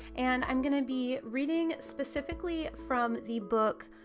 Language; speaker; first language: English; native; English